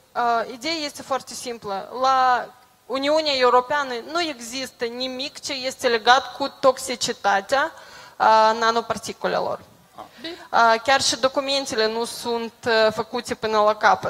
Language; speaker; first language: Romanian; non-native, local second language; Russian